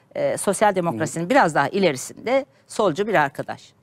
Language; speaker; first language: Turkish; native; Turkish